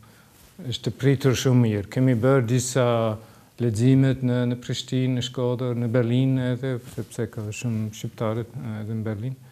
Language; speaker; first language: Albanian; non-native, learner; German